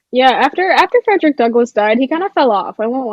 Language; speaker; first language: English; native; English